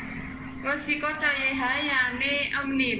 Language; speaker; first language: Cantonese; non-native, learner; Indonesian